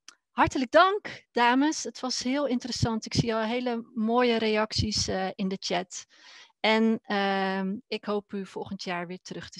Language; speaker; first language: Dutch; native; Dutch